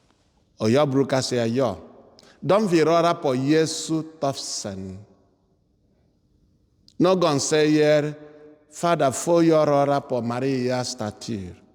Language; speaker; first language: Swedish; non-native, fluent; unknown